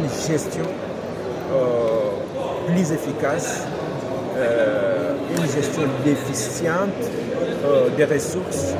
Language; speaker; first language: French; non-native, local second language; Swahili